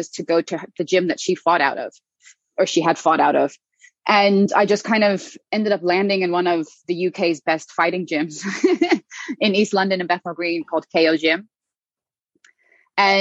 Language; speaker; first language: English; native; English